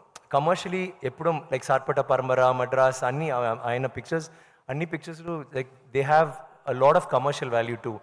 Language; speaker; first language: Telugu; non-native, learner; Tamil